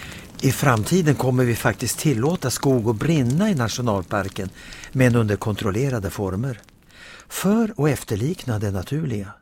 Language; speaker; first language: Swedish; native; Swedish